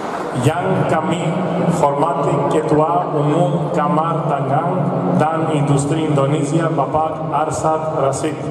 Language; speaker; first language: Indonesian; non-native, fluent; Greek